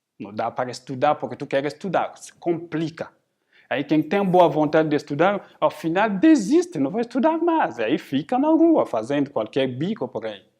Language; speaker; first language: Portuguese; non-native, fluent; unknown